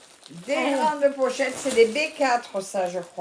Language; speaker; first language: French; native; French